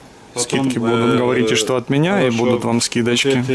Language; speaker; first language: Russian; native; Russian